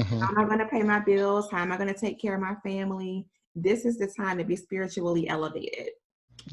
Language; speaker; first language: English; native; English